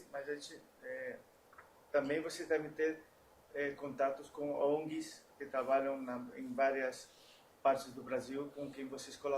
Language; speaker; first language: Portuguese; non-native, fluent; Spanish